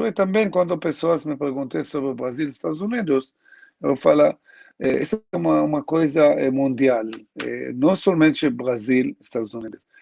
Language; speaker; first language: Portuguese; non-native, learner; Hebrew